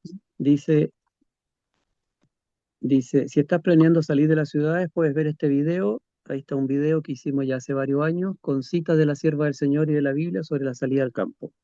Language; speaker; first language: Spanish; native; Spanish